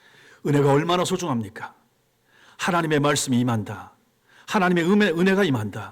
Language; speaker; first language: Korean; native; Korean